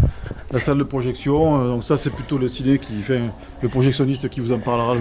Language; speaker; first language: French; native; French